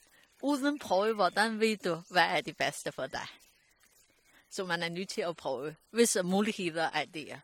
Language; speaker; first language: Danish; non-native, learner; Chinese